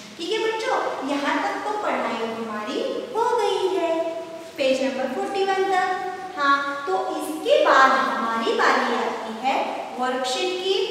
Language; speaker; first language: Hindi; non-native, local second language; Marathi